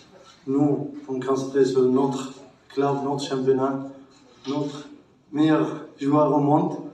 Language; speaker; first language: French; non-native, learner; Arabic